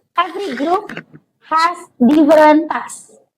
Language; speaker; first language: English; non-native, local second language; Indonesian